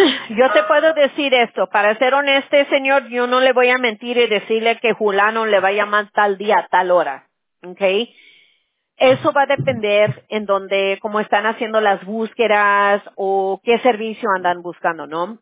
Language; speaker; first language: Spanish; early bilingual, heritage; Spanish